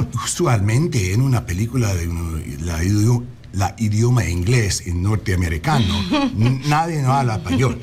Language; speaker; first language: Spanish; non-native, learner; English